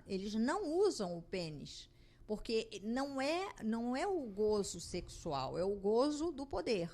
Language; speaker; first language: Portuguese; native; Portuguese